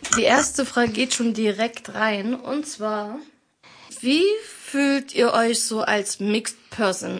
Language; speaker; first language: German; native; German